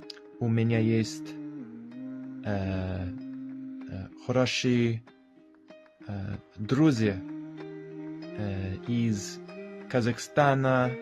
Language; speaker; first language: Russian; non-native, learner; English